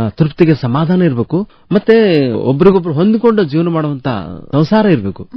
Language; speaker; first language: Kannada; native; Kannada